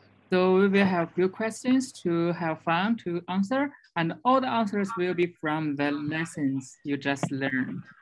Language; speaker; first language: English; non-native, fluent; Chinese